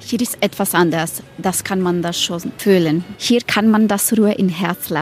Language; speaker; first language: German; non-native, fluent; Croatian